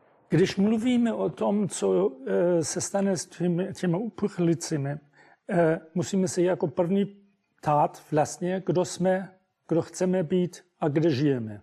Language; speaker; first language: Czech; non-native, fluent; German